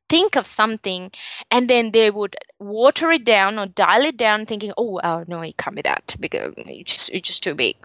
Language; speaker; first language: English; non-native, local second language; Sinhala